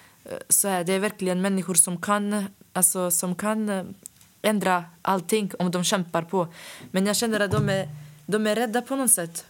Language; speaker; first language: Swedish; non-native, fluent; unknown